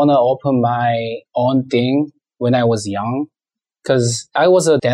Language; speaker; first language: English; non-native, learner; Korean